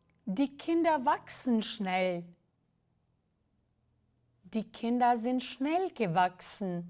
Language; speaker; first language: German; non-native, fluent; Albanian